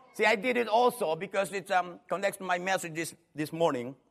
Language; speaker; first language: English; non-native, local second language; Filipino